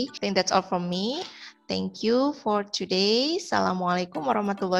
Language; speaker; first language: English; non-native, learner; Indonesian